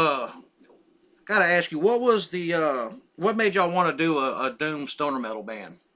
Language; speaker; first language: English; native; English